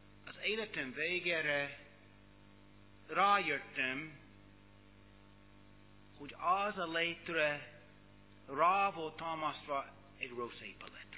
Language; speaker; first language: Hungarian; non-native, learner; English